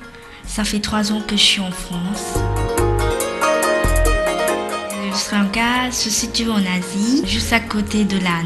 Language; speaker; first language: French; non-native, learner; Tamil